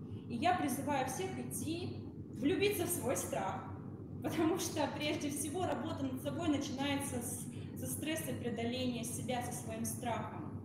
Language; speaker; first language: Russian; native; Russian